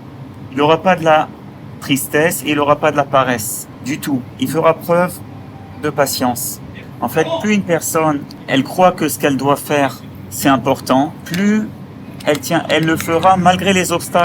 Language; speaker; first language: French; native; French